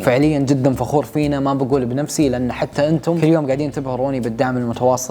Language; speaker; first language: Arabic; native; Arabic